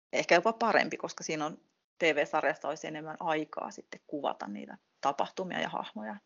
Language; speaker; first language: Finnish; native; Finnish